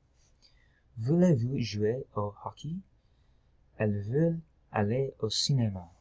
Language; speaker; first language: French; non-native, local second language; English